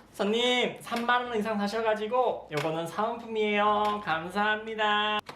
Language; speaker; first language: Korean; native; Korean